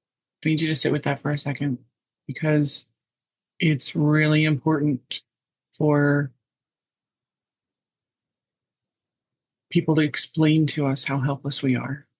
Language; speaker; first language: English; native; English